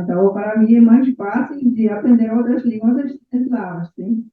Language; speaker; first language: Portuguese; non-native, learner; Polish